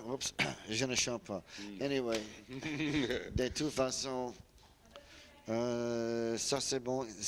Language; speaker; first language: French; non-native, learner; English